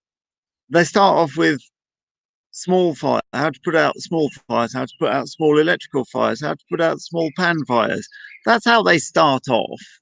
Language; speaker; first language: English; native; English